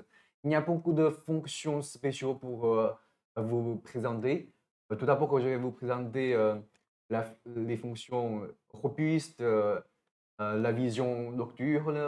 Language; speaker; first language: French; non-native, fluent; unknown